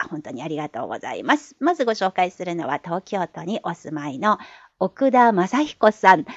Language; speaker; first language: Japanese; non-native, fluent; Chinese